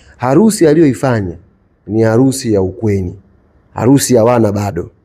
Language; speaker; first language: Swahili; native; Swahili